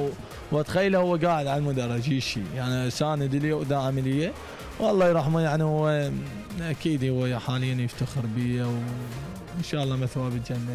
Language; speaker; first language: Arabic; native; Arabic